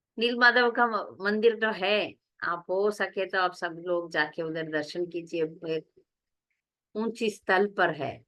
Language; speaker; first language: Hindi; non-native, local second language; Tamil